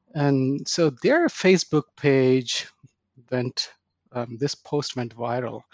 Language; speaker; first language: English; non-native, local second language; Tamil